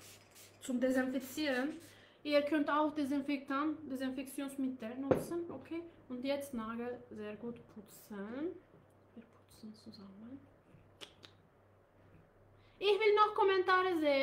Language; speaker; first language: German; non-native, learner; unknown